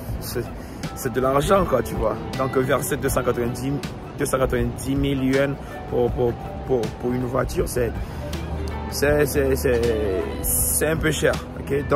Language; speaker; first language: French; non-native, local second language; Ewe